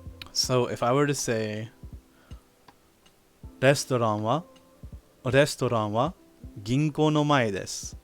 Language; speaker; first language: Japanese; non-native, learner; English